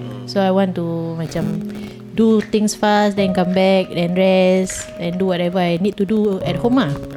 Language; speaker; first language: English; non-native, local second language; Malay